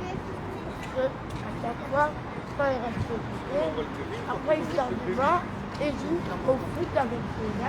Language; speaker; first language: French; early bilingual, other home language; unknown